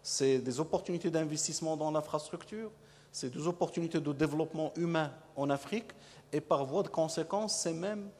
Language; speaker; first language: French; non-native, local second language; Arabic